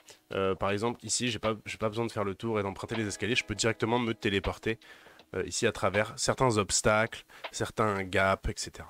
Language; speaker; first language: French; native; French